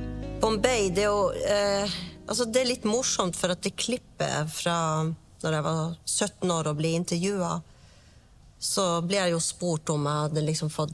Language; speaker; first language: Norwegian; native; Norwegian